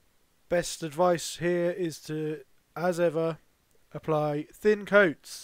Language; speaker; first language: English; native; English